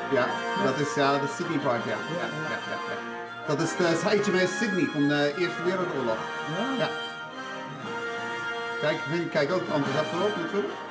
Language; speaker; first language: Dutch; early bilingual, heritage; Dutch